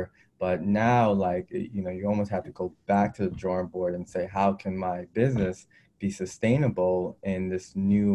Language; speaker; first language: English; native; English